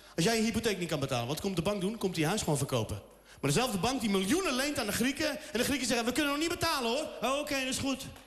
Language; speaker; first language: Dutch; early bilingual, other home language; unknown